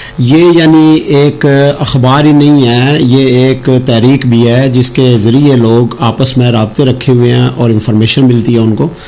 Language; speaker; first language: Urdu; native; Urdu